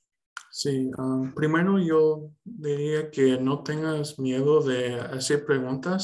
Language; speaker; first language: Spanish; early bilingual, heritage; Spanish